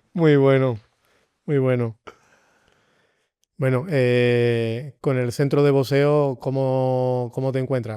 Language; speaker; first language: Spanish; native; Spanish